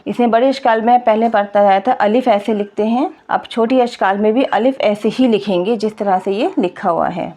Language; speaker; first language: Urdu; native; Urdu